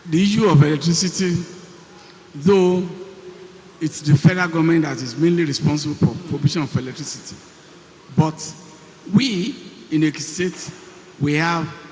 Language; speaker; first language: English; non-native, local second language; Yoruba